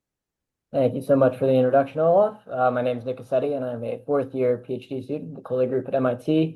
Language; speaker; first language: English; native; English